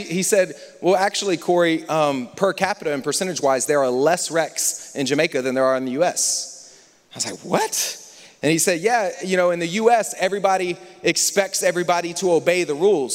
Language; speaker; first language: English; native; English